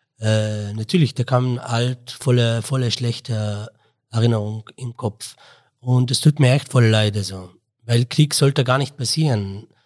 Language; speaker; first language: German; non-native, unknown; Arabic